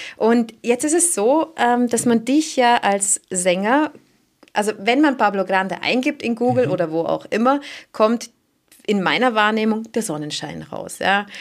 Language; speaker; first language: German; native; German